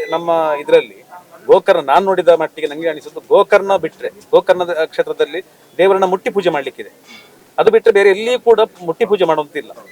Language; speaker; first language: Kannada; native; Kannada